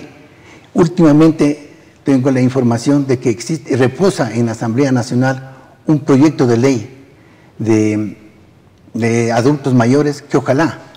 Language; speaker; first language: Spanish; native; Spanish